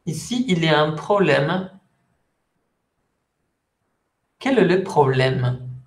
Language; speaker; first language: French; non-native, fluent; Spanish